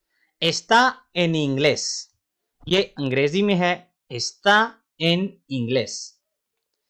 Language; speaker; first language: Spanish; non-native, fluent; Urdu